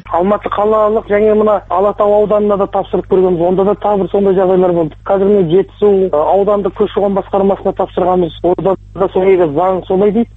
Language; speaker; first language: Kazakh; early bilingual, heritage; Kazakh